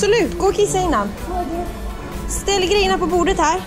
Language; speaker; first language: Swedish; native; Swedish